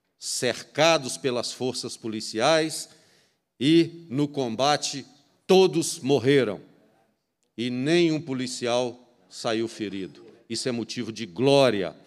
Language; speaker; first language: Portuguese; native; Portuguese